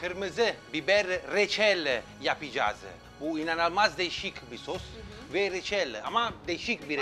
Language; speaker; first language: Turkish; non-native, fluent; Italian